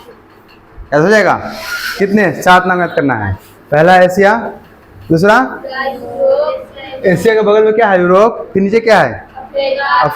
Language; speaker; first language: Hindi; native; Hindi